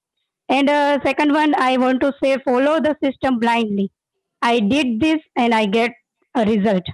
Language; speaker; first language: English; non-native, learner; Gujarati